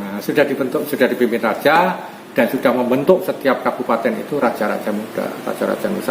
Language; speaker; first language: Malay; non-native, local second language; Javanese